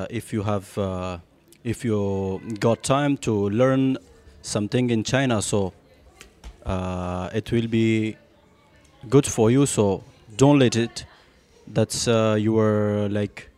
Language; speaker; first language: English; non-native, learner; Pashto